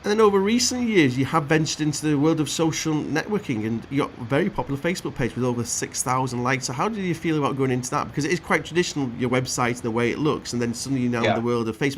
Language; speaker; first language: English; native; English